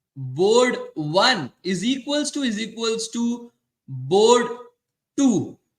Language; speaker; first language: English; non-native, local second language; Hindi